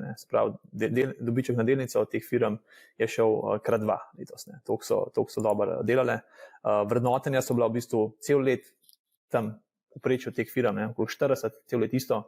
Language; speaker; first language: Slovenian; native; Slovenian